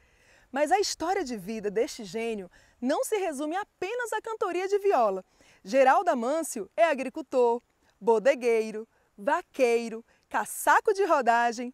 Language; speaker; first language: Portuguese; native; Portuguese